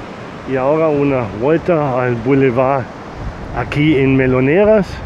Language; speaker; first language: Spanish; non-native, learner; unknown